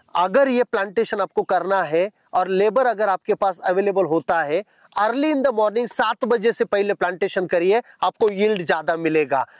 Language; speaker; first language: Hindi; non-native, local second language; Marathi